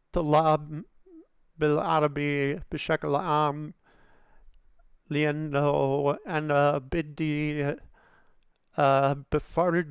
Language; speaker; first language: Arabic; non-native, learner; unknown